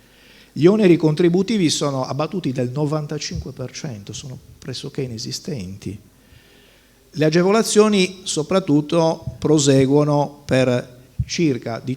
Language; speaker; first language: Italian; native; Italian